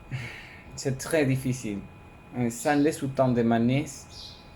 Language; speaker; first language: French; non-native, learner; Spanish